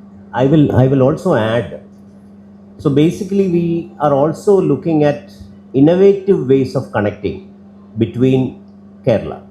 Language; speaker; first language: English; non-native, local second language; Malayalam